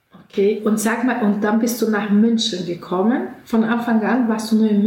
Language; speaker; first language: German; non-native, fluent; Portuguese